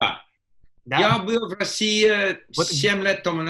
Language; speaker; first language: Russian; non-native, fluent; English